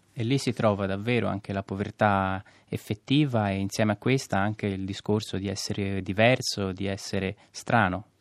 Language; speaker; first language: Italian; native; Italian